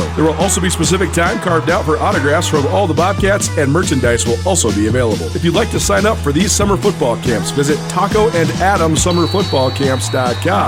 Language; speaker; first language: English; native; English